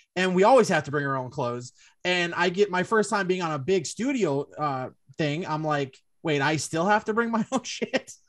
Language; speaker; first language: English; native; English